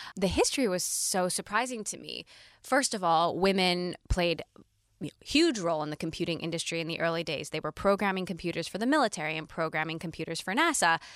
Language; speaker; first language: English; native; English